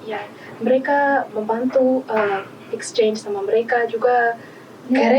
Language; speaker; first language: Indonesian; non-native, learner; Malagasy